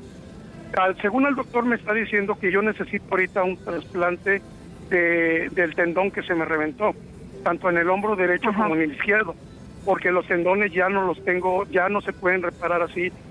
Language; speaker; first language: Spanish; native; Spanish